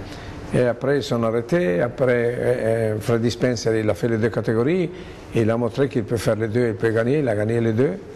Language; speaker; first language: French; non-native, fluent; Italian